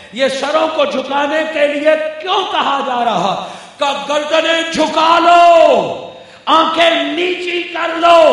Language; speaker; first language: Urdu; non-native, local second language; Punjabi